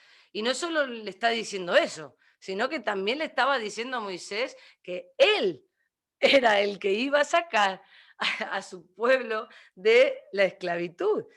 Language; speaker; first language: Spanish; native; Spanish